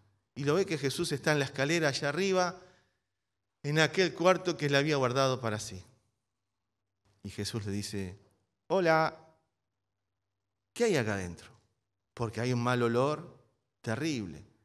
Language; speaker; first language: Spanish; native; Spanish